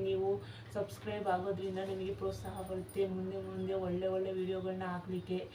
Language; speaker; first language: Kannada; non-native, local second language; Lambadi